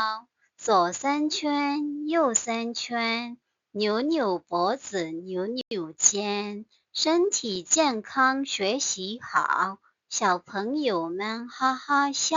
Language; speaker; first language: Chinese; non-native, fluent; Burmese